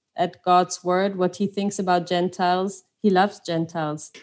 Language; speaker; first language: English; non-native, fluent; Swiss German